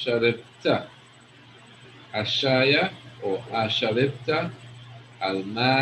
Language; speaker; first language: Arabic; non-native, fluent; English